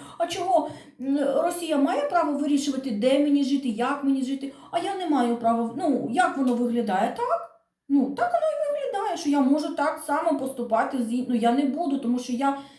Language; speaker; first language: Ukrainian; non-native, local second language; Russian